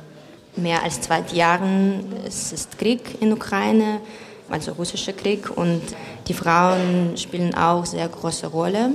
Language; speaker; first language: German; non-native, fluent; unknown